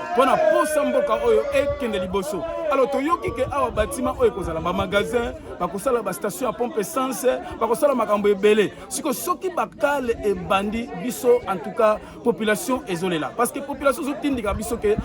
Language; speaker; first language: Lingala; non-native, local second language; Kongo